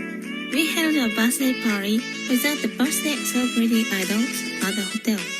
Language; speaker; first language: English; non-native, learner; Japanese